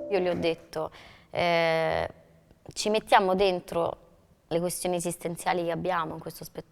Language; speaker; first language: Italian; native; Italian